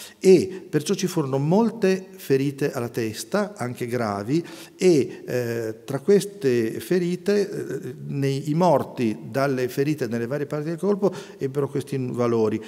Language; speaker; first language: Italian; native; Italian